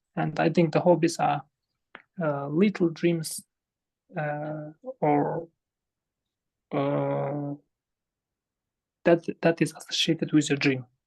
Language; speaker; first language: English; non-native, fluent; Kazakh